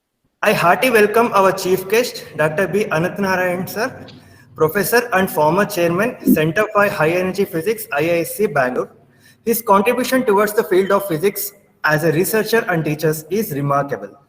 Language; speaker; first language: English; non-native, local second language; Kannada